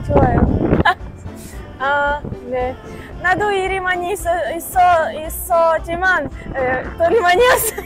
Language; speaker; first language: Korean; non-native, learner; Ukrainian